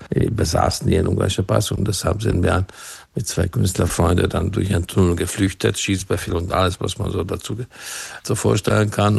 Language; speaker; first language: German; non-native, fluent; Hungarian